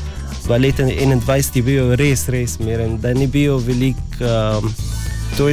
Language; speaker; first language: Slovenian; non-native, learner; Arabic